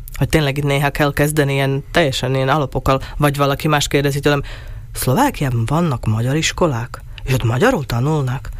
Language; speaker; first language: Hungarian; non-native, local second language; Slovak